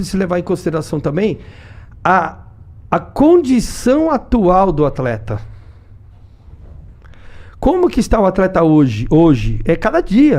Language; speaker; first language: Portuguese; native; Portuguese